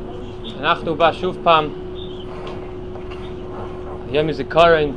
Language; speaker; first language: Hebrew; non-native, fluent; English